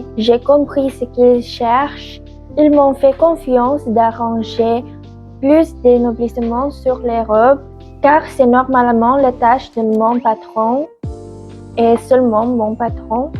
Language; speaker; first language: French; non-native, learner; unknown